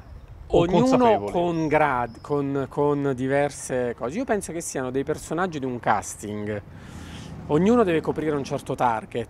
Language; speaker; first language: Italian; native; Italian